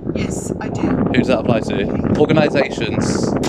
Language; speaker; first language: English; native; English